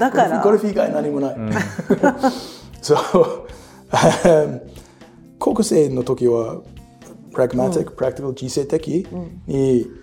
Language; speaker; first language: Japanese; non-native, learner; English